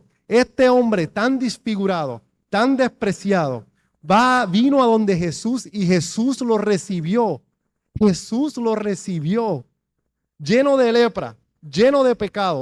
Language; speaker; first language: Spanish; native; Spanish